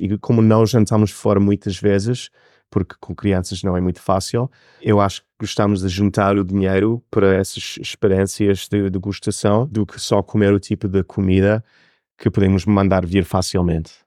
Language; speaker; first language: Portuguese; non-native, fluent; English